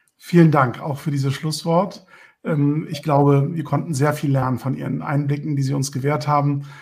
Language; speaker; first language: German; early bilingual, other home language; Turkish